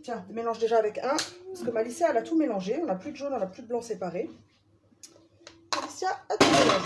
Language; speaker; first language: French; native; French